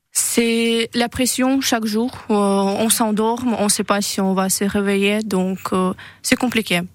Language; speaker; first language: French; non-native, learner; Russian